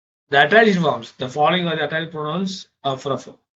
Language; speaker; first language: English; non-native, local second language; Tamil